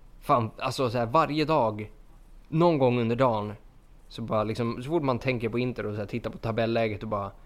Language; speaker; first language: Swedish; native; Swedish